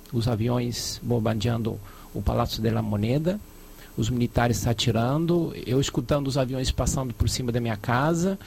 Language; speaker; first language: Portuguese; early bilingual, other home language; Spanish